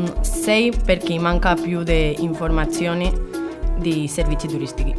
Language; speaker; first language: Italian; non-native, learner; Spanish